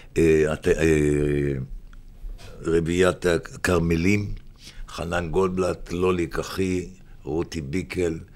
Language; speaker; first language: Hebrew; native; Hebrew